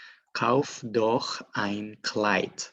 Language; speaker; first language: German; non-native, fluent; Indonesian